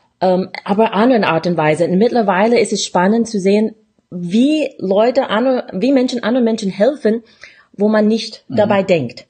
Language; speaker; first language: German; non-native, fluent; English